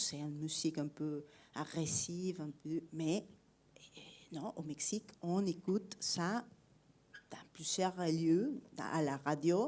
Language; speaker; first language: French; non-native, fluent; Spanish